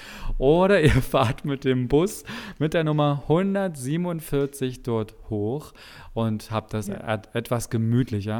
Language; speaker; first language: German; native; German